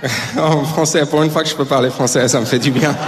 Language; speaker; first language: French; native; French